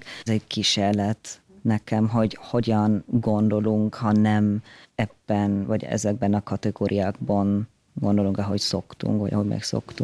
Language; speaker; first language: Hungarian; early bilingual, heritage; German